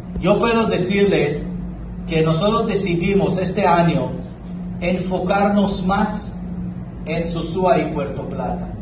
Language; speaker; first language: Spanish; non-native, fluent; Hebrew